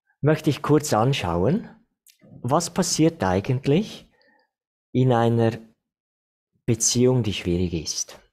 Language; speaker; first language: German; non-native, fluent; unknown